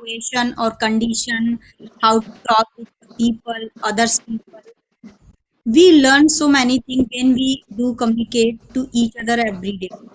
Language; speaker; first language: English; non-native, learner; Hindi